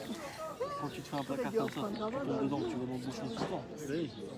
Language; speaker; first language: French; native; French